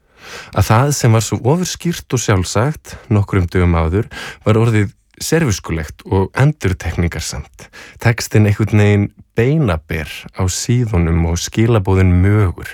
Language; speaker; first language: Icelandic; native; Icelandic